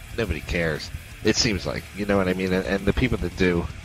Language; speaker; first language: English; native; English